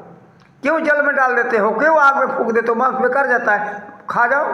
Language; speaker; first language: Hindi; native; Hindi